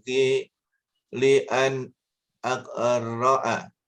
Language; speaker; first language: Arabic; non-native, learner; Indonesian